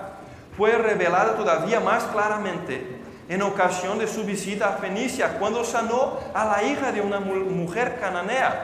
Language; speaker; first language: Spanish; non-native, fluent; Portuguese